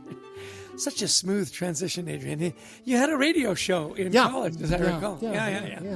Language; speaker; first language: English; native; English